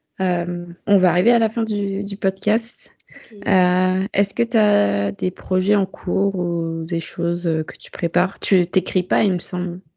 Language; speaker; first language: French; native; French